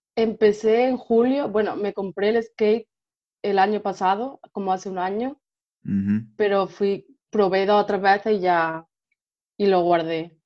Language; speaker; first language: Spanish; native; Spanish